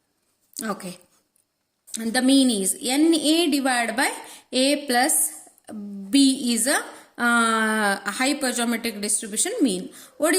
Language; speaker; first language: English; non-native, local second language; Kannada